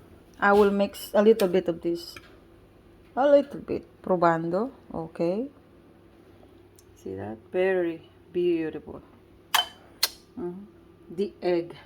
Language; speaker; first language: English; non-native, local second language; Chavacano